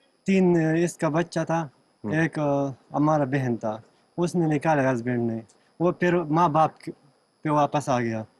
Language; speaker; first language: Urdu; non-native, local second language; Pashto